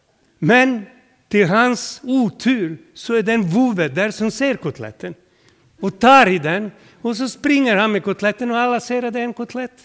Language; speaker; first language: Swedish; non-native, fluent; Serbian